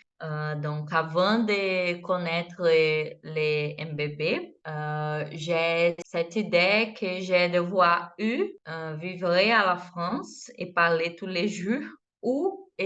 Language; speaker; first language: French; non-native, learner; Portuguese